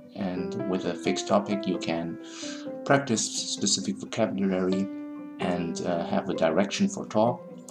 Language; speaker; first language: English; non-native, fluent; German